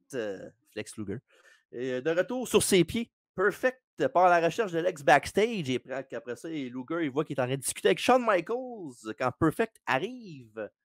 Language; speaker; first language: French; native; French